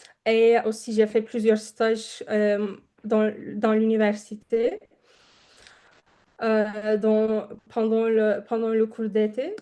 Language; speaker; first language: French; non-native, fluent; Turkish